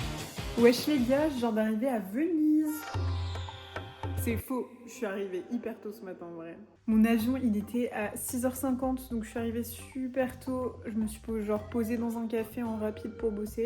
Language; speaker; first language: French; native; French